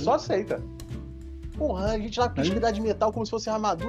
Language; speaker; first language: Portuguese; native; Portuguese